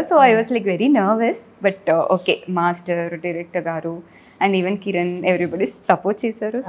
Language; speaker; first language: Telugu; non-native, learner; Tamil